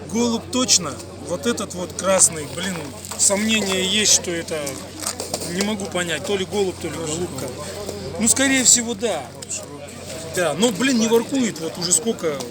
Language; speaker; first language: Russian; native; Russian